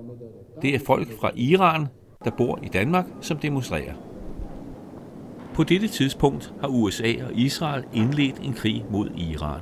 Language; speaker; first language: Danish; native; Danish